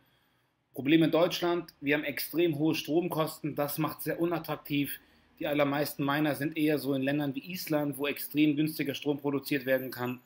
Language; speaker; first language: German; native; German